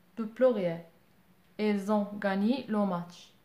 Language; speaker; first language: French; non-native, local second language; Arabic